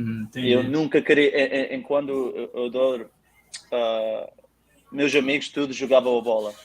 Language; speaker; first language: Portuguese; early bilingual, heritage; Portuguese